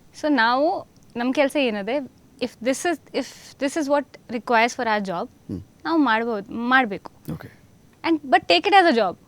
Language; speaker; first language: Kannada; non-native, fluent; Hindi